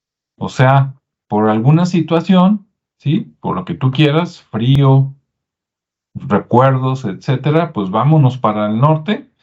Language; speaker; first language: Spanish; native; Spanish